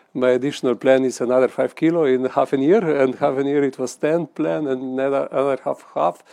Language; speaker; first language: English; non-native, fluent; Slovenian